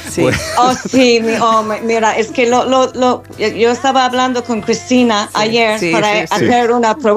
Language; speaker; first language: Spanish; non-native, fluent; English